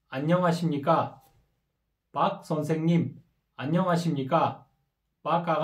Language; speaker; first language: Korean; non-native, fluent; Kyrgyz